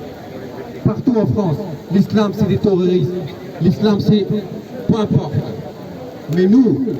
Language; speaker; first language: French; non-native, fluent; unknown